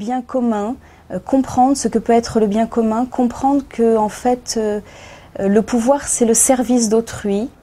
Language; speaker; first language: French; native; French